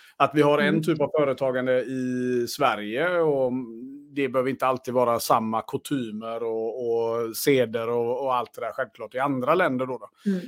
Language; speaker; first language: Swedish; native; Swedish